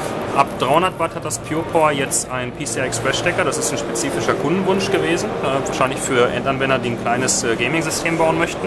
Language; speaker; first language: German; native; German